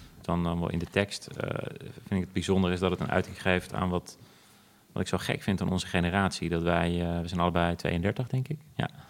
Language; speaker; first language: Dutch; native; Dutch